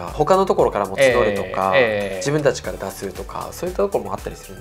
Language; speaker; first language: Japanese; native; Japanese